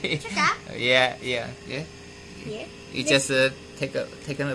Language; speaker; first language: English; non-native, fluent; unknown